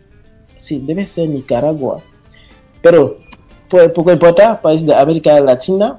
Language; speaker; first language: Spanish; non-native, fluent; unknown